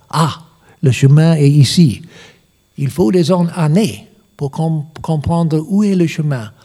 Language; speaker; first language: French; non-native, learner; English